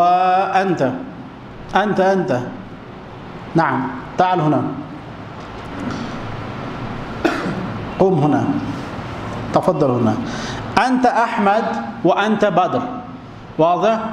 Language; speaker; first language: Arabic; non-native, fluent; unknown